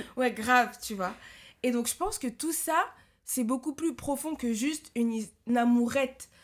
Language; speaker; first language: French; early bilingual, other home language; Lingala